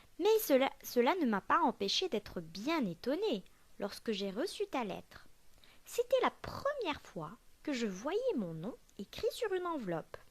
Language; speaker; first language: French; non-native, local second language; Arabic